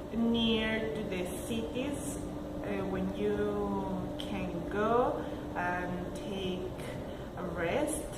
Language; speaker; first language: English; non-native, learner; Spanish